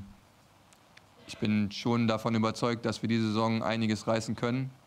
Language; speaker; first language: German; native; German